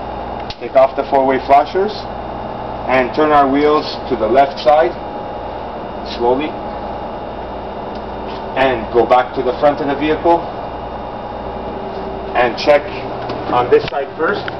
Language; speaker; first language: English; non-native, local second language; French